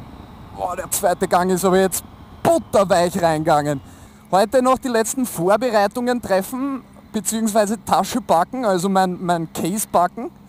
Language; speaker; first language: German; native; German